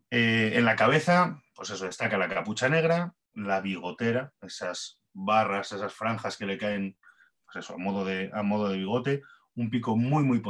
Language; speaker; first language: Spanish; native; Spanish